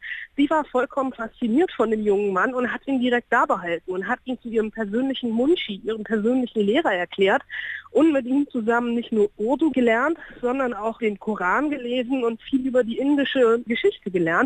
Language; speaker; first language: German; native; German